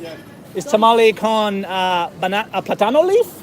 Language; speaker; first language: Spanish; non-native, learner; English